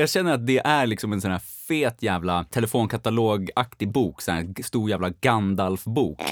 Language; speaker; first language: Swedish; native; Swedish